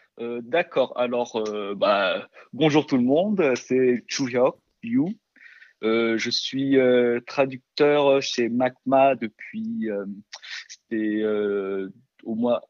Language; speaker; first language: French; early bilingual, other home language; Korean